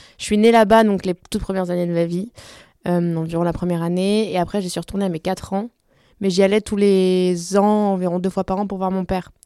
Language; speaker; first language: French; early bilingual, other home language; Spanish